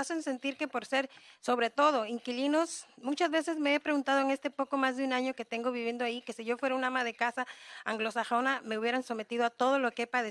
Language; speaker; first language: Spanish; native; Spanish